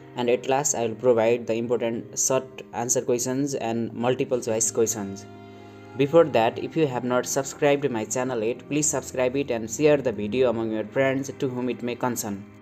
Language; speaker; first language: English; non-native, local second language; Nepali